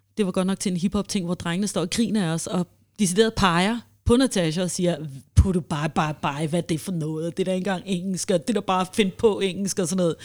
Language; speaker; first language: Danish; early bilingual, heritage; Danish